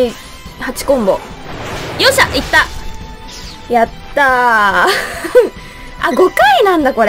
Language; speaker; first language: Japanese; native; Japanese